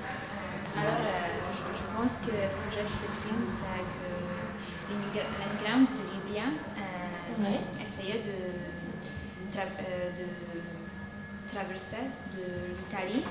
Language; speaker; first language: French; non-native, learner; Polish